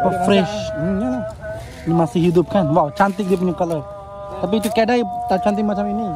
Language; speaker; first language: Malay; non-native, learner; Bangla